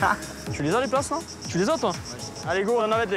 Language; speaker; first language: French; native; French